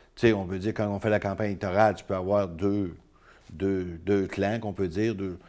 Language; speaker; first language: French; native; French